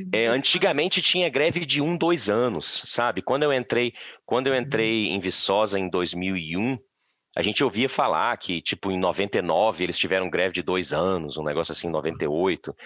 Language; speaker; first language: Portuguese; native; Portuguese